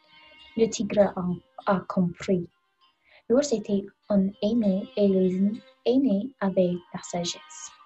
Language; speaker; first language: French; non-native, learner; English